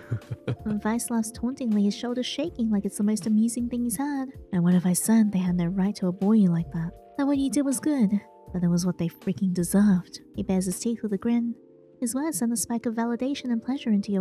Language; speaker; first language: English; native; English